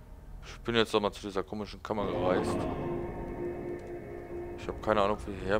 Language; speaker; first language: German; native; German